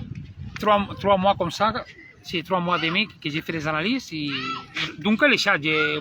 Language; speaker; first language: French; non-native, learner; Spanish